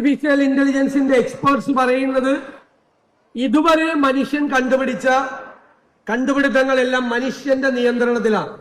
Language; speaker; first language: Malayalam; native; Malayalam